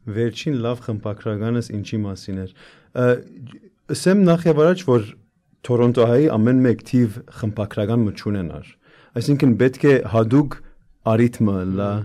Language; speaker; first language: Armenian; early bilingual, heritage; Armenian